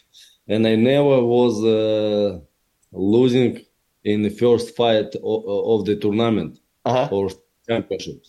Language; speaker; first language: English; non-native, learner; Russian